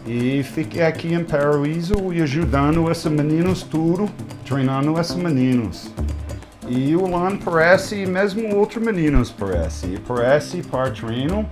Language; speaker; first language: Portuguese; non-native, learner; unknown